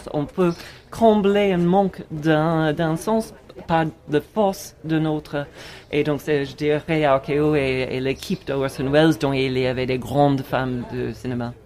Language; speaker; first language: French; non-native, fluent; English